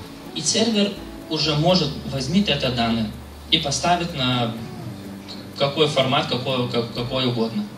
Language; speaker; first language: Russian; non-native, fluent; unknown